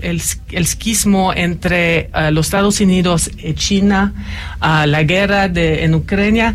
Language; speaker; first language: Spanish; non-native, fluent; French